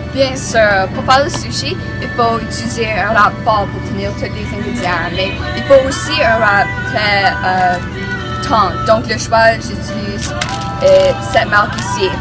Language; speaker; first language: French; non-native, fluent; English